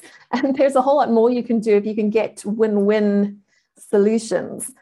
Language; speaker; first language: English; native; English